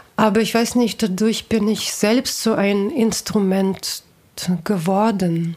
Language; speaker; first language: German; non-native, fluent; Russian